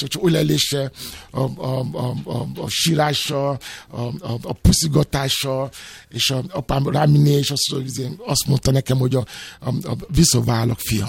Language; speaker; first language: Hungarian; non-native, fluent; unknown